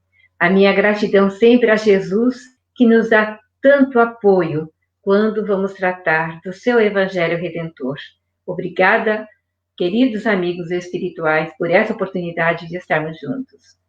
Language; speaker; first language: Portuguese; native; Portuguese